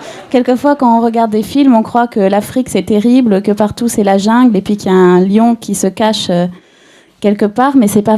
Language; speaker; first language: French; native; French